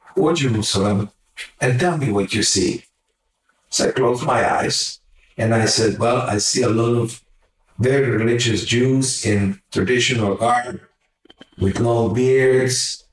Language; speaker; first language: English; non-native, fluent; Hungarian